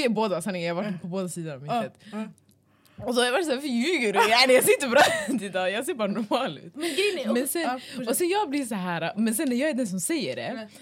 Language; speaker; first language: Swedish; early bilingual, other home language; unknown